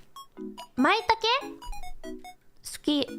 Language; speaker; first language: Japanese; non-native, learner; English